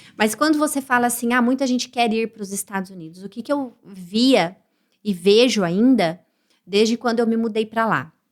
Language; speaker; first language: Portuguese; native; Portuguese